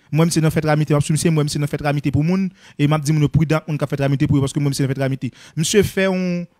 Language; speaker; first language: French; non-native, local second language; Haitian Creole